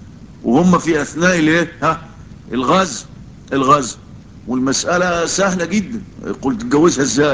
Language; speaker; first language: Arabic; native; Arabic